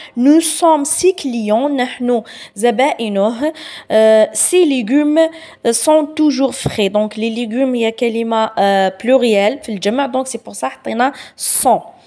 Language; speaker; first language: French; non-native, local second language; Arabic